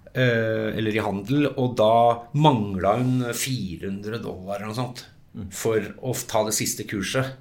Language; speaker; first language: Norwegian; early bilingual, other home language; English